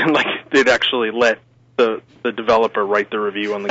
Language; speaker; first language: English; native; English